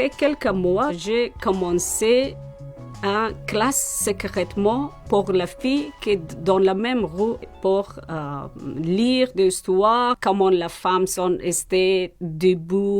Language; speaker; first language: French; non-native, learner; Persian